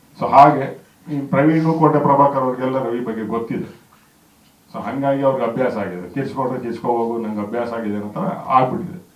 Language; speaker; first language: Kannada; native; Kannada